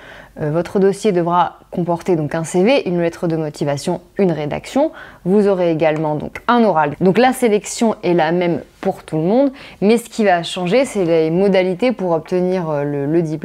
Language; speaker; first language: French; native; French